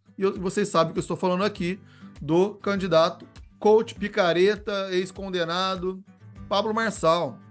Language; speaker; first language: Portuguese; native; Portuguese